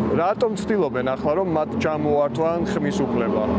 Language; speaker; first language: Georgian; native; Georgian